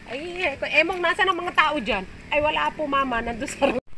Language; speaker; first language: Filipino; native; Filipino